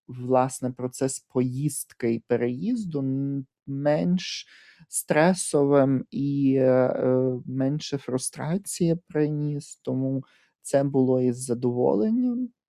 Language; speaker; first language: Ukrainian; native; Ukrainian